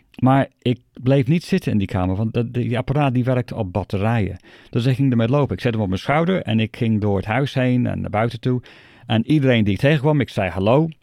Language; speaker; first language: Dutch; non-native, fluent; English